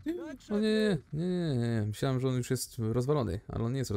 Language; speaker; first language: Polish; native; Polish